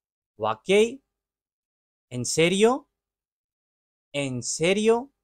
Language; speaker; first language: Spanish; non-native, learner; Urdu